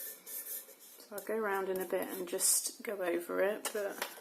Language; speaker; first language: English; native; English